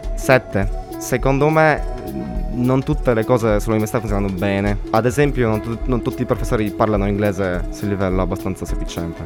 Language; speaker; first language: Italian; non-native, fluent; Polish